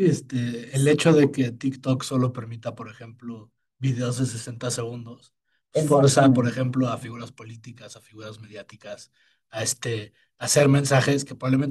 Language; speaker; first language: Spanish; native; Spanish